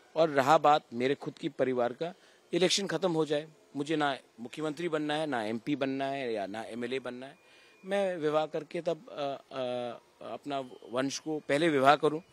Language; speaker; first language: Hindi; non-native, local second language; Kok Borok